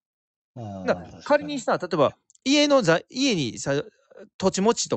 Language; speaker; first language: Japanese; native; Japanese